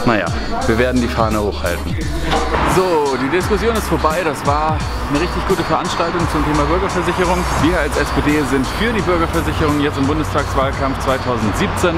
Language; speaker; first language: German; native; German